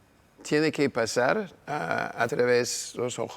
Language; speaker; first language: Spanish; non-native, learner; English